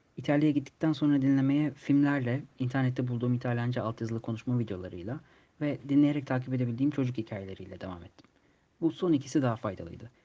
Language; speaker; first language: Turkish; native; Turkish